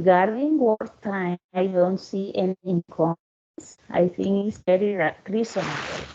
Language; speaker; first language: English; non-native, learner; Spanish